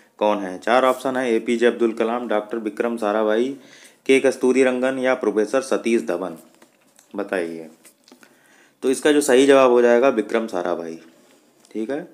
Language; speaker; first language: Hindi; native; Hindi